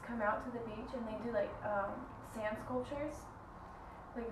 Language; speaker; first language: English; native; English